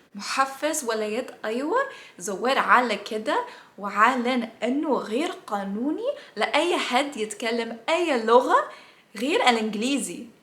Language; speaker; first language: Egyptian Arabic; non-native, learner; English